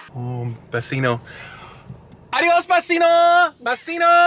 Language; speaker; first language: Spanish; non-native, learner; English